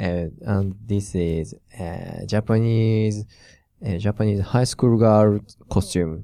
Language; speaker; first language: English; non-native, learner; Japanese